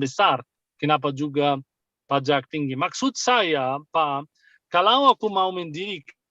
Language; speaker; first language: Indonesian; non-native, fluent; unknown